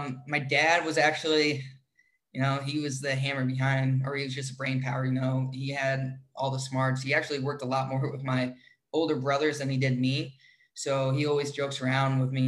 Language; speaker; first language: English; native; English